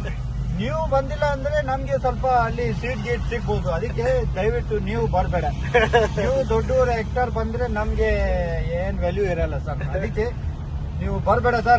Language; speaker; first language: Kannada; non-native, local second language; Ladakhi